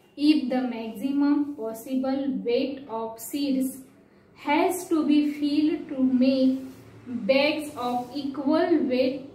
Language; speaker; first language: English; non-native, local second language; Marathi